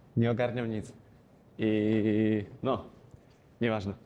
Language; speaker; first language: Polish; native; Polish